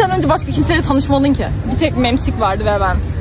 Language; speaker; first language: Turkish; native; Turkish